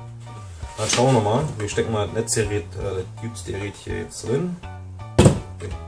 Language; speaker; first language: German; native; German